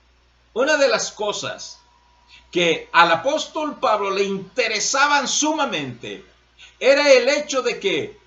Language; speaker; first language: Spanish; native; Spanish